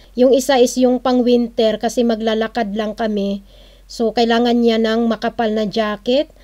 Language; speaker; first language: Filipino; non-native, local second language; Cebuano